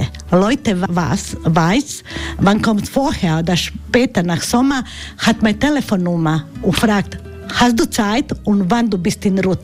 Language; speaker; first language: German; non-native, learner; Croatian